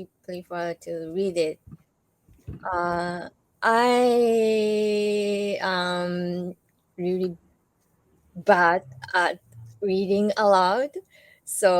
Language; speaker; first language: English; non-native, learner; Japanese